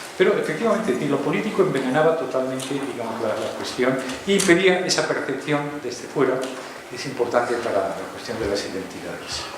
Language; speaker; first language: Spanish; native; Spanish